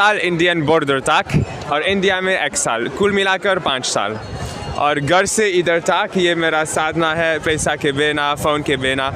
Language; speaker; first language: Hindi; non-native, learner; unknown